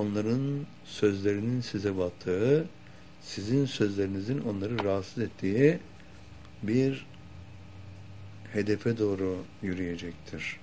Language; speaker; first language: Turkish; native; Turkish